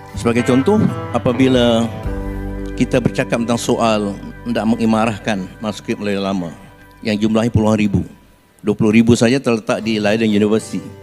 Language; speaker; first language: Malay; native; Malay